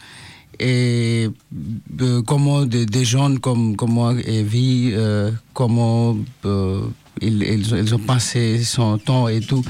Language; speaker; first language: French; non-native, learner; Bangla